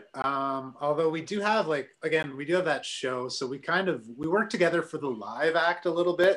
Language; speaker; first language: English; native; English